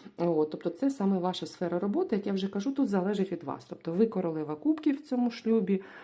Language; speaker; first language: Ukrainian; non-native, local second language; Russian